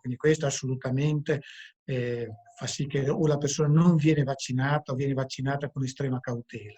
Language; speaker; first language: Italian; native; Italian